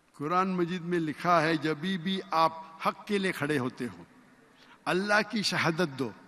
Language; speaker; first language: Urdu; non-native, local second language; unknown